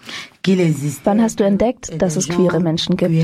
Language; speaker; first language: German; non-native, fluent; French